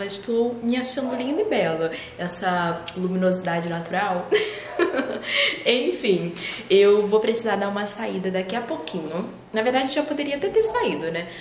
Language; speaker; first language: Portuguese; native; Portuguese